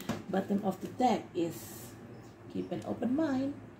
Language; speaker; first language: English; non-native, fluent; Indonesian